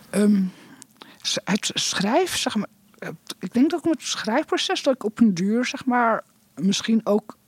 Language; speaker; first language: Dutch; native; Dutch